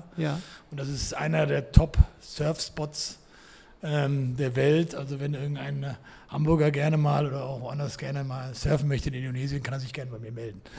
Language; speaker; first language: German; native; German